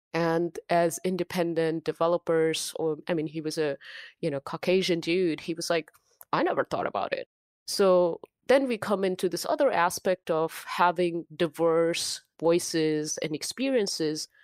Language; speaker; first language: English; non-native, local second language; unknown